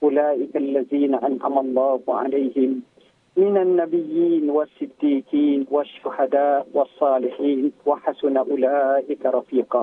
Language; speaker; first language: Malay; native; Malay